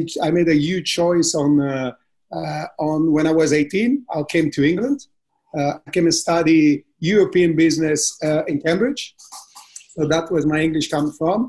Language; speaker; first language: English; non-native, fluent; Italian